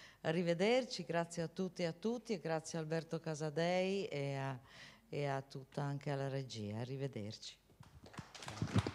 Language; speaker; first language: Italian; native; Italian